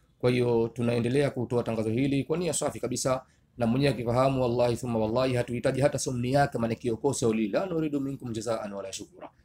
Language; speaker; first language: Swahili; native; Swahili